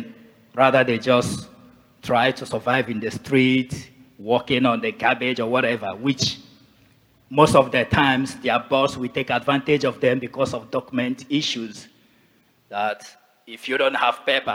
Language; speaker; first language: English; non-native, local second language; Igbo